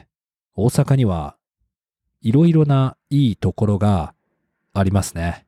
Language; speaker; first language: Japanese; non-native, fluent; English